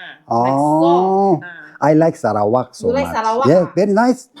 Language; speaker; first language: English; non-native, learner; Korean